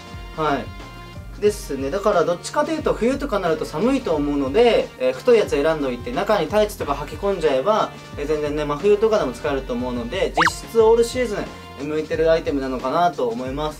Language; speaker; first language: Japanese; native; Japanese